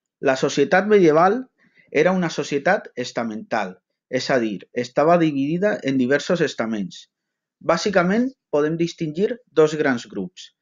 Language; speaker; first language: Catalan; non-native, local second language; Spanish